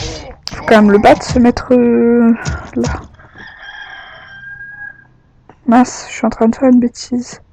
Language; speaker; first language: French; native; French